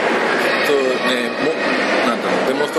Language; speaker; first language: Spanish; non-native, learner; Japanese